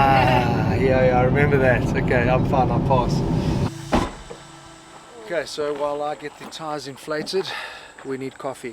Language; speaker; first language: English; native; English